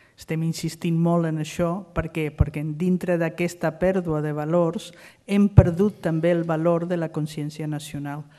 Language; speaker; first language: Catalan; non-native, fluent; Spanish